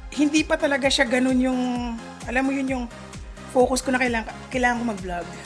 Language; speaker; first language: Filipino; non-native, local second language; Hiligaynon